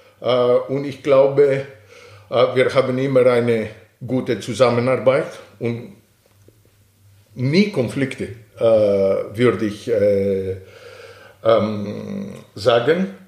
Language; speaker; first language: German; non-native, fluent; Greek